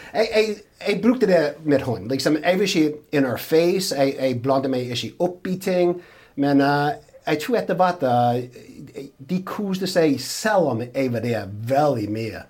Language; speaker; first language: Norwegian; non-native, fluent; English